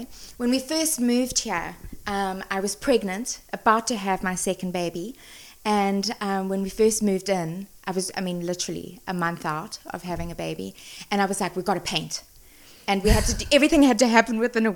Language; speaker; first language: English; native; English